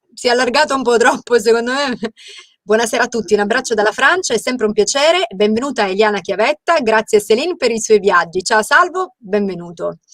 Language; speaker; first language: Italian; native; Italian